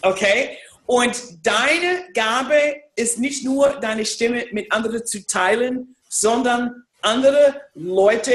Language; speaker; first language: German; non-native, fluent; English